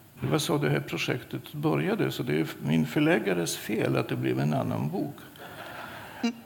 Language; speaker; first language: Swedish; non-native, fluent; Polish